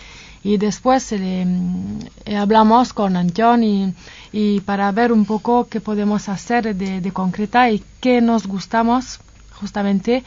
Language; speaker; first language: Spanish; non-native, fluent; French